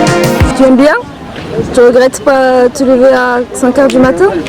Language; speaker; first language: French; non-native, local second language; Arabic